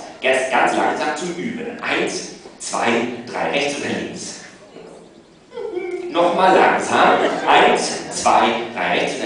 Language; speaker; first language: German; native; German